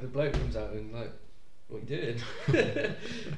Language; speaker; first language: English; native; English